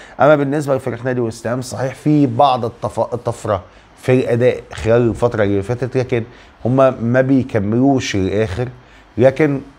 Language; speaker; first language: Arabic; native; Arabic